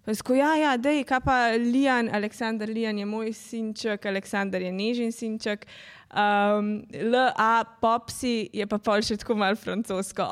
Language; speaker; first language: Slovenian; native; Slovenian